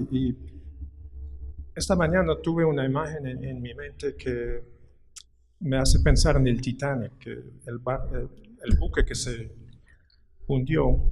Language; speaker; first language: Spanish; non-native, fluent; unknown